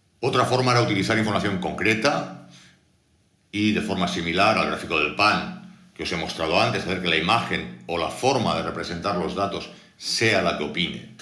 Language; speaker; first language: Spanish; native; Spanish